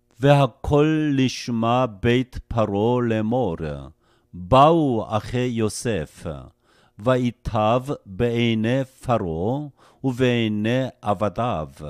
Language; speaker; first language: Hebrew; non-native, fluent; Korean